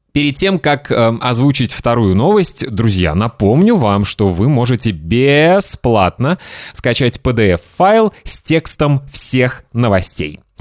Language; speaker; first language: Russian; native; Russian